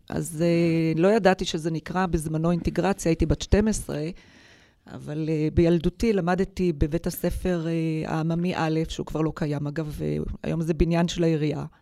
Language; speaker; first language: Hebrew; native; Hebrew